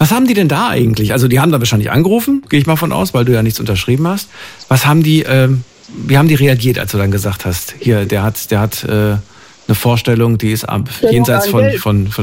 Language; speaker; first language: German; native; German